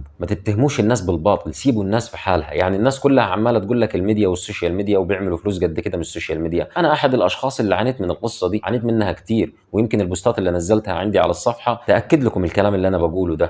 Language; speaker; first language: Arabic; native; Arabic